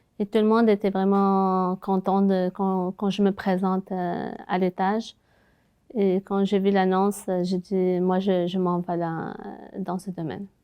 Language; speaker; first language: French; non-native, local second language; Arabic